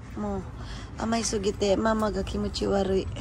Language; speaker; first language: Japanese; non-native, fluent; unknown